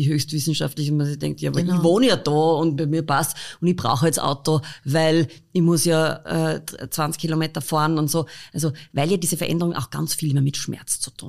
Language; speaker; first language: German; native; German